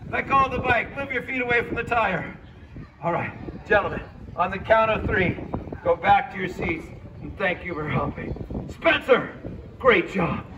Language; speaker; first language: English; native; English